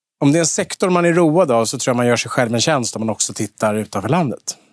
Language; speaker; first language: Swedish; native; Swedish